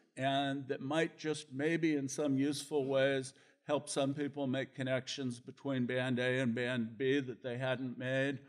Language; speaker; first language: English; native; English